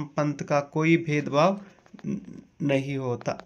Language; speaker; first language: Hindi; non-native, local second language; Kannada